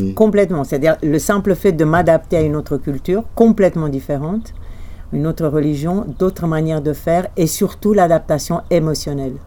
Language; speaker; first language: French; non-native, fluent; Romanian